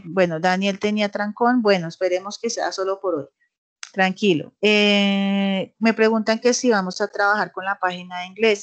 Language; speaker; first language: Spanish; native; Spanish